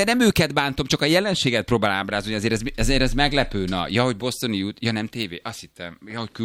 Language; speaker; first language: Hungarian; native; Hungarian